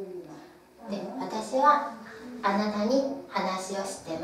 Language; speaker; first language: Japanese; non-native, fluent; Chinese